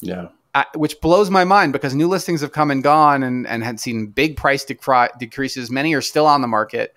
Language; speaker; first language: English; native; English